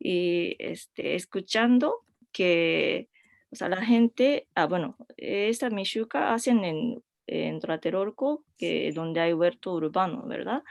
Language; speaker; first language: Spanish; non-native, learner; Japanese